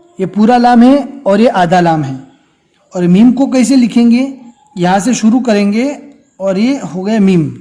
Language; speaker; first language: Hindi; native; Hindi